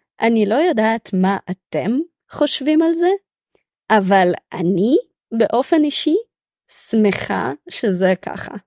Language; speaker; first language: Hebrew; early bilingual, other home language; Russian